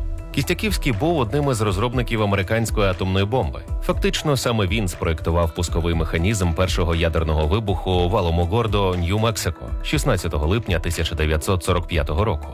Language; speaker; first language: Ukrainian; native; Ukrainian